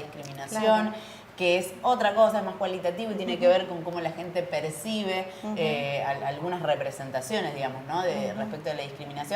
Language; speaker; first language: Spanish; native; Spanish